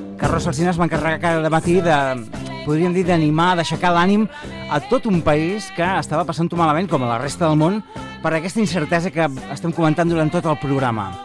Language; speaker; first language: Catalan; native; Catalan